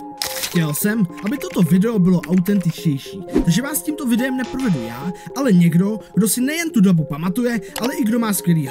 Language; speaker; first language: Czech; native; Czech